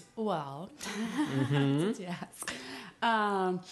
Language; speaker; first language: English; non-native, fluent; Spanish